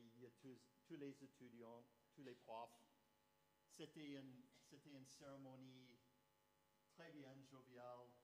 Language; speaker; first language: French; non-native, fluent; English